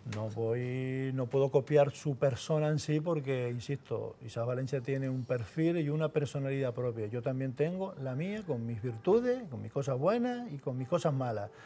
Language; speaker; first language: Spanish; native; Spanish